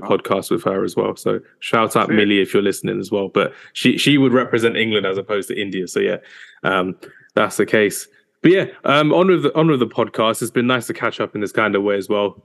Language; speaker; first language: English; early bilingual, other home language; Hindi